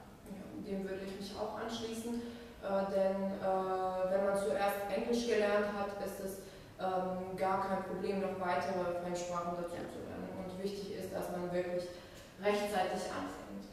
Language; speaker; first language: German; non-native, fluent; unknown